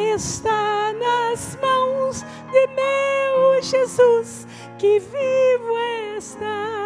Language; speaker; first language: English; non-native, learner; Portuguese